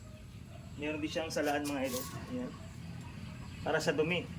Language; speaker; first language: Filipino; native; Filipino